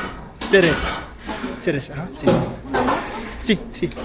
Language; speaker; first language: Spanish; non-native, fluent; German